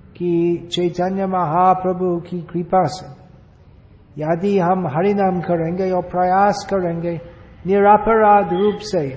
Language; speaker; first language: Hindi; non-native, fluent; English